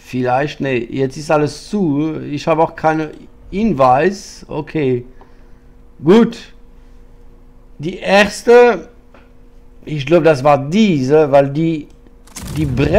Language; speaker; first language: German; non-native, fluent; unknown